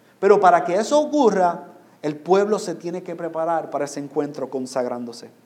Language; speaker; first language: Spanish; non-native, fluent; English